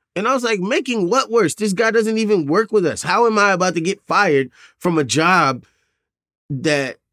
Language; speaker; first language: English; native; English